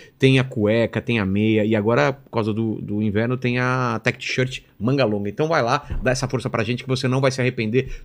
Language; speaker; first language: Portuguese; native; Portuguese